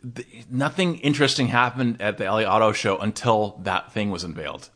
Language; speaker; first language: English; native; English